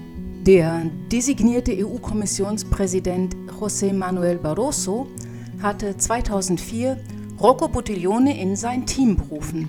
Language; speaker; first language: German; native; German